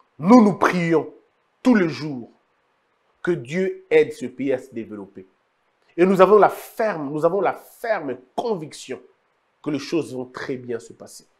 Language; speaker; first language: French; non-native, local second language; Lingala